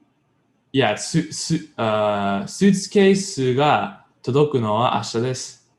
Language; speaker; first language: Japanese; non-native, learner; English